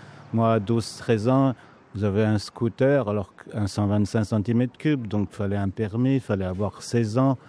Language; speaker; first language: French; native; French